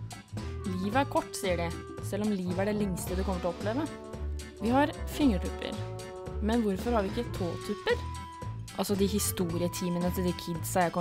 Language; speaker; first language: Norwegian; native; Norwegian